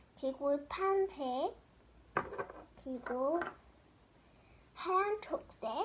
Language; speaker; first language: Korean; early bilingual, heritage; Korean